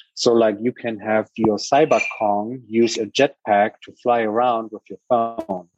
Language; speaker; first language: English; non-native, fluent; German